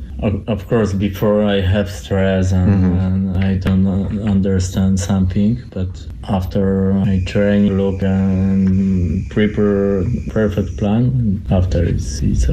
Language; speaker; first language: English; non-native, learner; Polish